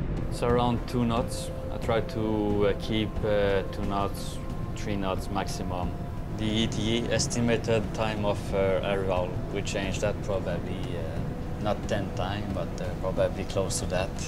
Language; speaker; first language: English; non-native, fluent; French